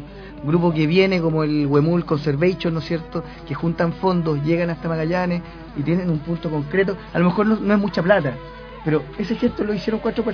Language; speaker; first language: Spanish; native; Spanish